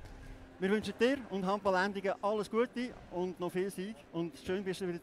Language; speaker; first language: German; native; German